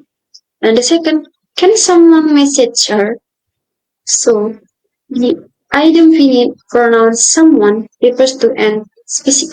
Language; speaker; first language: English; non-native, local second language; Indonesian